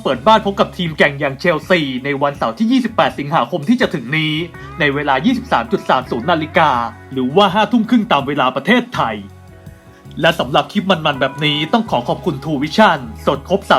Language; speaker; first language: Thai; native; Thai